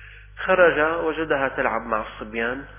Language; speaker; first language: Arabic; native; Arabic